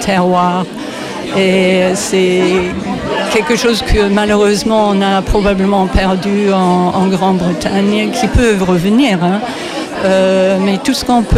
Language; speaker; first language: French; non-native, fluent; English